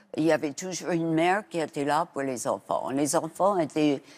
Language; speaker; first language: French; non-native, fluent; English